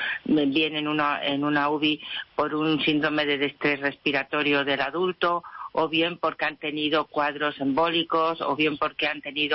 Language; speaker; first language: Spanish; native; Spanish